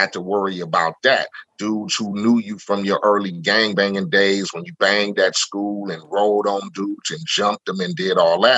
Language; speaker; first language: English; native; English